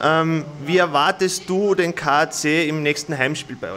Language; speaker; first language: German; native; German